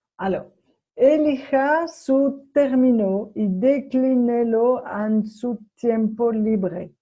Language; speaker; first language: Spanish; non-native, fluent; French